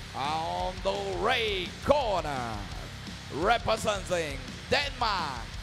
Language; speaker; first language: English; non-native, learner; Thai